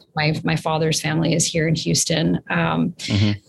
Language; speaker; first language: English; early bilingual, other home language; Spanish